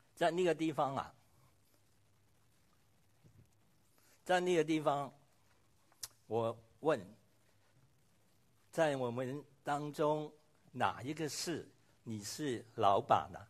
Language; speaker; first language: Chinese; non-native, local second language; Cantonese